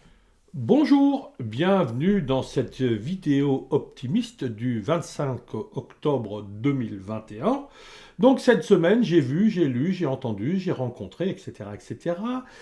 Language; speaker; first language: French; native; French